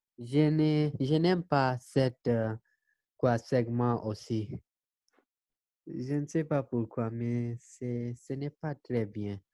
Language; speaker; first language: French; non-native, learner; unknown